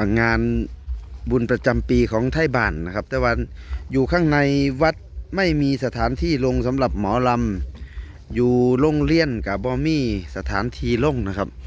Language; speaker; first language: Thai; non-native, local second language; Northeastern Thai